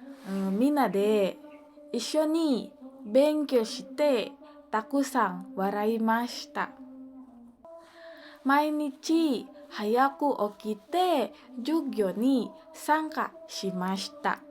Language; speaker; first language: Japanese; non-native, learner; Indonesian